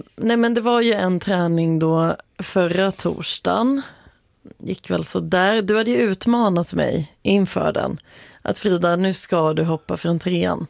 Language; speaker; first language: Swedish; native; Swedish